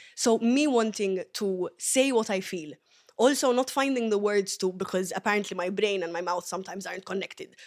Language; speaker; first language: English; early bilingual, other home language; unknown